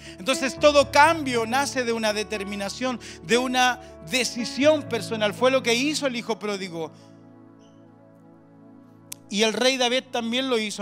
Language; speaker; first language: Spanish; native; Spanish